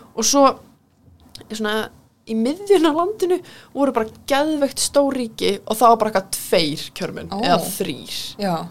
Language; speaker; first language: Icelandic; early bilingual, heritage; Icelandic